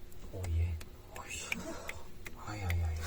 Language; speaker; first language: Korean; native; Korean